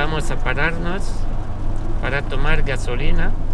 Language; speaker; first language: Spanish; non-native, fluent; French